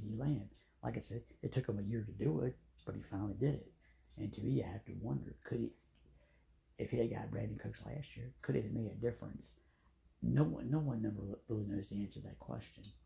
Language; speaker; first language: English; native; English